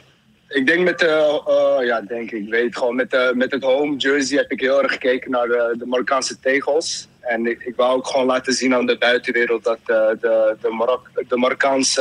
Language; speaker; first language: Dutch; early bilingual, other home language; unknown